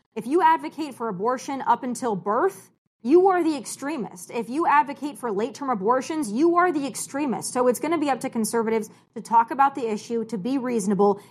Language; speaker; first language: English; native; English